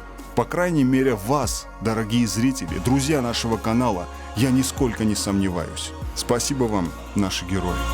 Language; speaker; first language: Russian; native; Russian